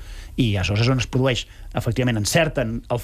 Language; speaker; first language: Catalan; native; Catalan